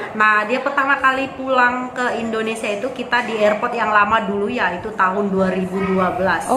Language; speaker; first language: Indonesian; native; Indonesian